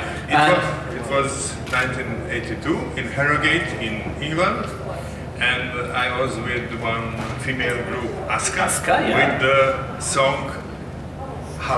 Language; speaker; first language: English; non-native, learner; Serbian